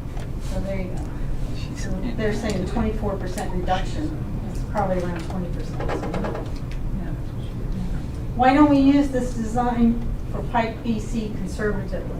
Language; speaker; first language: English; native; English